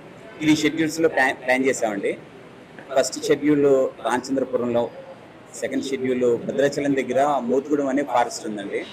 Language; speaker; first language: Telugu; native; Telugu